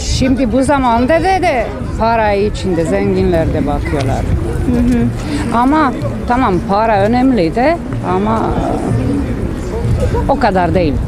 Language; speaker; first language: Turkish; non-native, learner; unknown